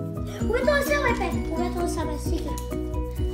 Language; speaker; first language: Russian; early bilingual, heritage; Russian